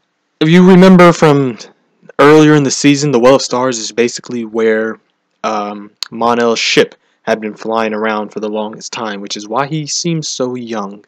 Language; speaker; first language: English; native; English